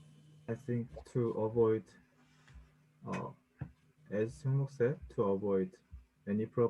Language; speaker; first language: English; non-native, learner; Korean